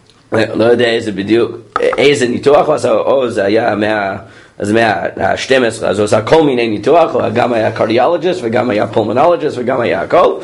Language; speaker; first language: Hebrew; non-native, fluent; English